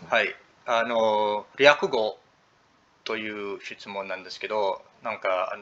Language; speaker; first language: Japanese; non-native, learner; English